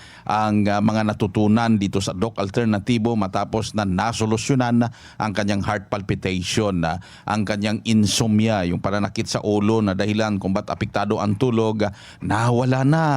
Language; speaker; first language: Filipino; native; Filipino